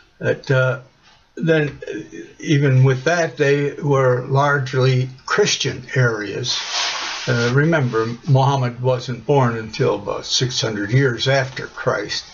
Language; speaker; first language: English; native; English